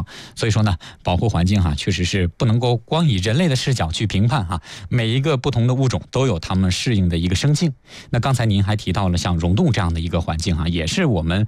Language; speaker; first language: Chinese; native; Chinese